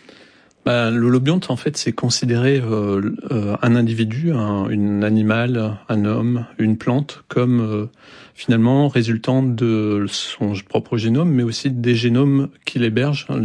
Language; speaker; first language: French; native; French